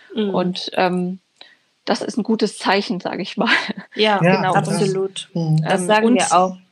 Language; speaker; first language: German; native; German